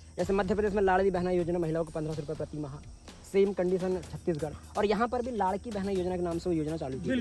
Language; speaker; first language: Hindi; native; Hindi